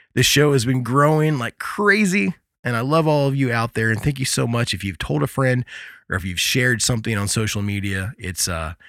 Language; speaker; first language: English; native; English